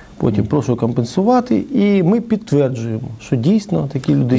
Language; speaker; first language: Ukrainian; native; Ukrainian